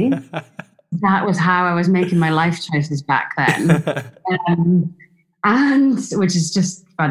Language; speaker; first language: English; native; English